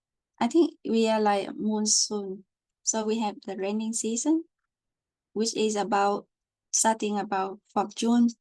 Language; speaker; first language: English; non-native, fluent; Vietnamese